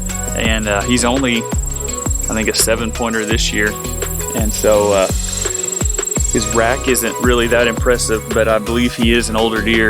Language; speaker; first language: English; native; English